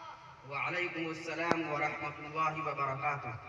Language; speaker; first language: Arabic; non-native, learner; Urdu